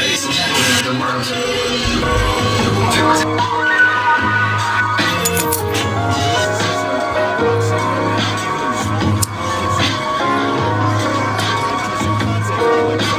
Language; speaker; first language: English; native; English